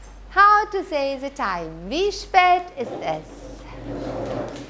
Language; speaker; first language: German; native; German